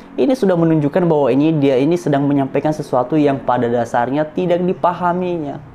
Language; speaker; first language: Indonesian; non-native, local second language; Nias